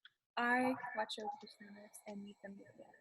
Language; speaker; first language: Spanish; non-native, learner; English